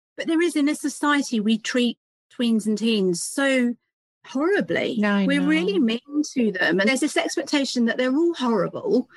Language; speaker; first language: English; native; English